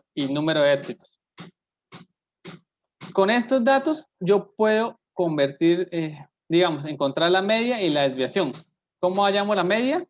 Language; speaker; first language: Spanish; native; Spanish